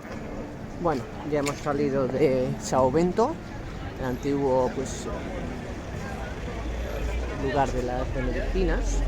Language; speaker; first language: Spanish; native; Spanish